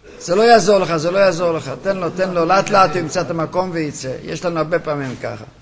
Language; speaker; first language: Hebrew; non-native, local second language; Yiddish